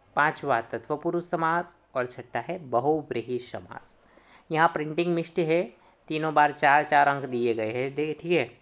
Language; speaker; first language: Hindi; non-native, local second language; Gujarati